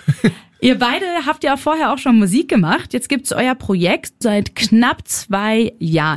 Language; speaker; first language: German; native; German